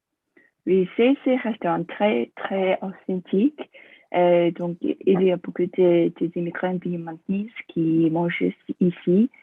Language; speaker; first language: French; non-native, fluent; English